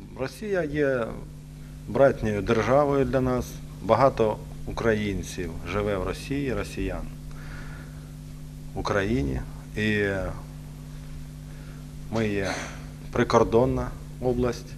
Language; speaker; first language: Ukrainian; non-native, local second language; Russian